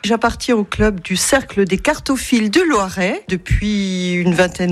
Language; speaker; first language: French; native; French